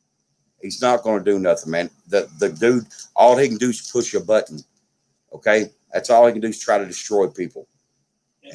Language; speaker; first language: English; native; English